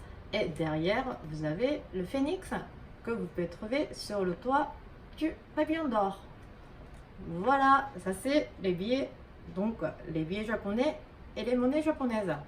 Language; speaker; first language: French; non-native, fluent; Japanese